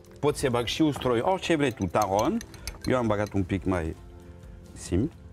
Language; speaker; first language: Romanian; non-native, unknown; French